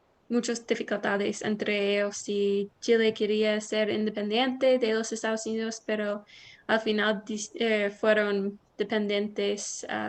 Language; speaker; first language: Spanish; non-native, learner; English